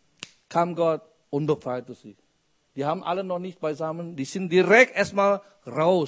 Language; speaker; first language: German; non-native, fluent; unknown